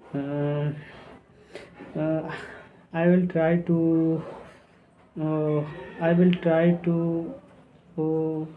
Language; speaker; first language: English; non-native, learner; Hindi